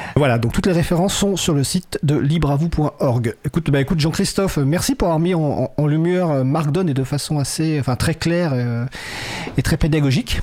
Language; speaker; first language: French; native; French